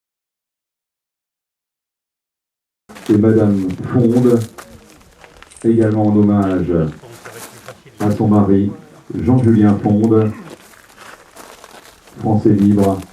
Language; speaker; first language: French; native; French